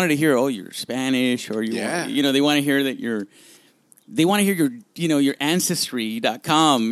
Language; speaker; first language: English; early bilingual, other home language; Spanish